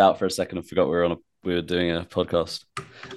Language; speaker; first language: English; native; English